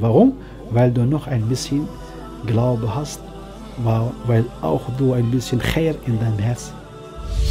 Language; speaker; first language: German; non-native, learner; Arabic